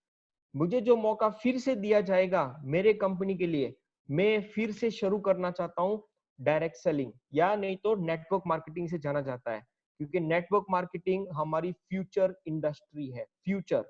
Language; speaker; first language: Hindi; native; Hindi